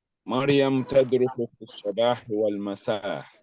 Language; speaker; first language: Arabic; non-native, fluent; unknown